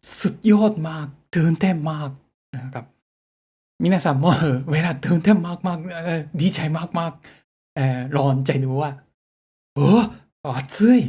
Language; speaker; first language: Thai; non-native, learner; Japanese